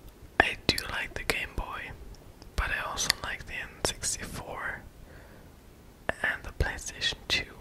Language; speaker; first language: English; non-native, fluent; German